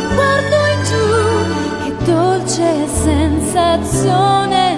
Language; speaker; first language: Italian; native; Italian